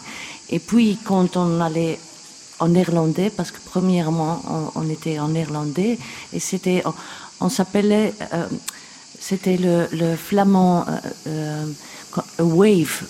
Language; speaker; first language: French; non-native, local second language; Dutch